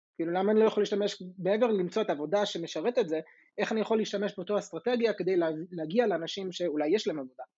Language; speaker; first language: Hebrew; non-native, fluent; English